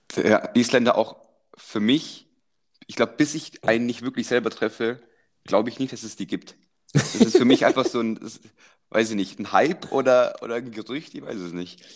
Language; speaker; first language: German; early bilingual, other home language; Croatian